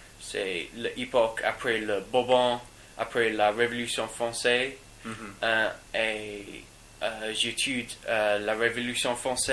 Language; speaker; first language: French; non-native, learner; English